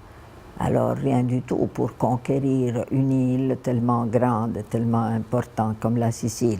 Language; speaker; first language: French; non-native, fluent; Italian